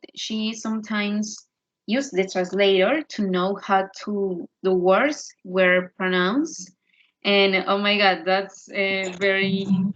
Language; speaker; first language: English; non-native, learner; Spanish